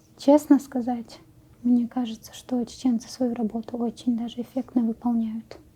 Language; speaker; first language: Russian; non-native, local second language; Chechen